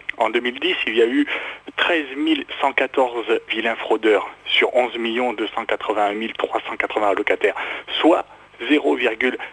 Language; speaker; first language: French; native; French